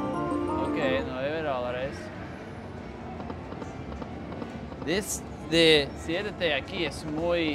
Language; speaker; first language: Spanish; non-native, learner; English